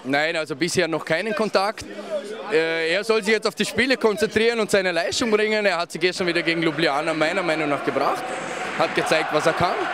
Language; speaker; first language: German; native; German